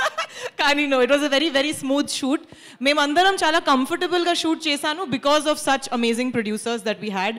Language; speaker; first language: Telugu; non-native, fluent; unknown